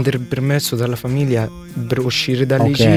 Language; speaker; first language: Italian; non-native, learner; Arabic